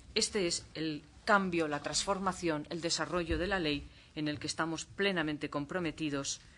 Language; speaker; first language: Spanish; native; Spanish